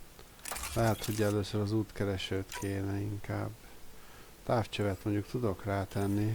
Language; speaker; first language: Hungarian; native; Hungarian